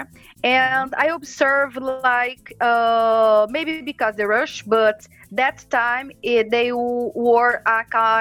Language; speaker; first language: English; non-native, learner; Portuguese